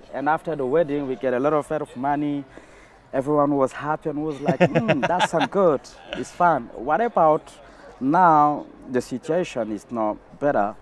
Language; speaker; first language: English; non-native, fluent; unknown